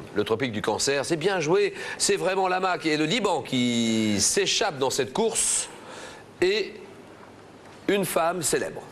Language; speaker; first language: French; native; French